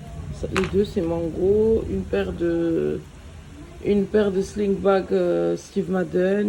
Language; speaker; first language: French; native; French